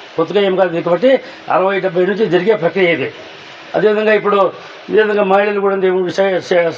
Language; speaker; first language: Telugu; native; Telugu